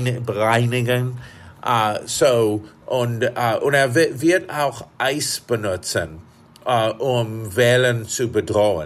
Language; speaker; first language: German; non-native, fluent; English